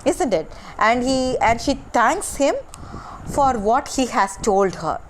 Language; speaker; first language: English; non-native, local second language; Tamil